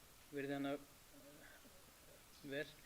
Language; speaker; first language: Icelandic; native; Icelandic